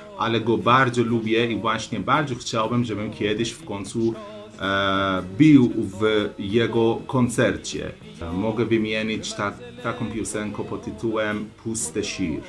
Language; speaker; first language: Polish; non-native, learner; Persian